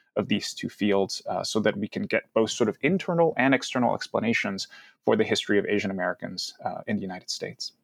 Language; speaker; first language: English; early bilingual, other home language; Cantonese